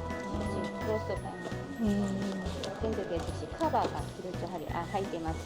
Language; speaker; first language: Japanese; non-native, learner; Korean